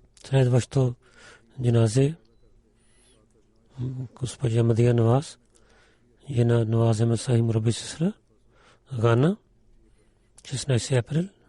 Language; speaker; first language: Bulgarian; non-native, learner; Urdu